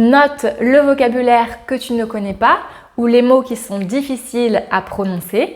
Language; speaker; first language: French; native; French